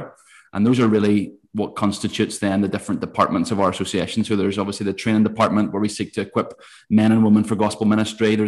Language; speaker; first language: English; native; English